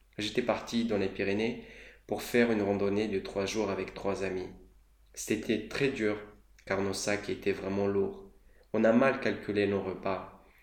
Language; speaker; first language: French; non-native, fluent; Romanian